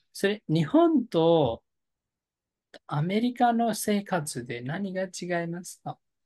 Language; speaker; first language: Japanese; non-native, fluent; Nepali